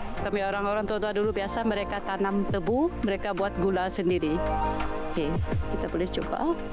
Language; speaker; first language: Malay; non-native, local second language; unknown